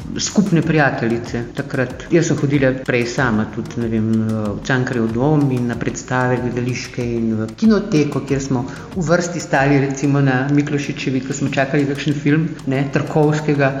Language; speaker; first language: Slovenian; native; Slovenian